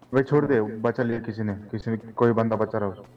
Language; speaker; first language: Hindi; native; Hindi